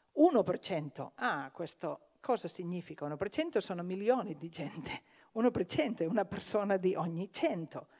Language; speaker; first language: Italian; non-native, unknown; Catalan